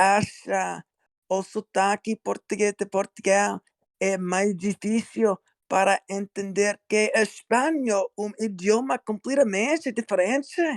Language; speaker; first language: Portuguese; non-native, learner; English